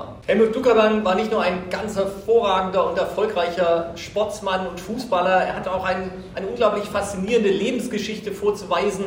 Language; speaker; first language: German; native; German